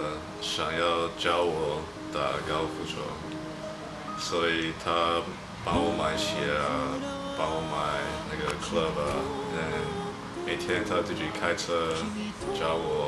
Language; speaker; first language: Chinese; early bilingual, heritage; Chinese